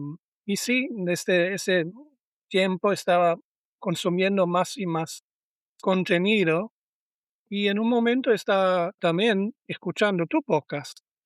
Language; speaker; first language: Spanish; non-native, learner; German